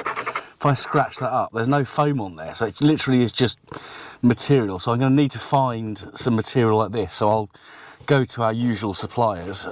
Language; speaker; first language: English; native; English